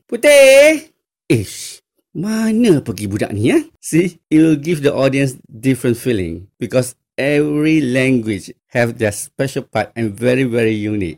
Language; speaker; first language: English; non-native, local second language; Chinese